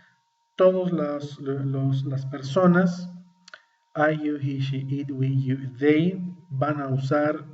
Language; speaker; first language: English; non-native, fluent; Spanish